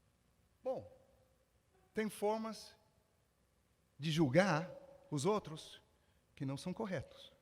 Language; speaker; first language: Portuguese; non-native, fluent; English